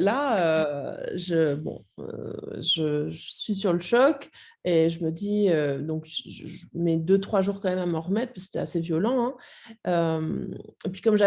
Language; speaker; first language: French; native; French